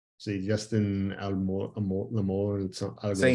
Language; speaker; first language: Spanish; early bilingual, heritage; Spanish